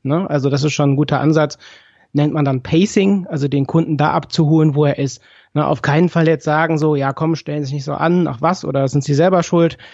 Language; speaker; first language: German; native; German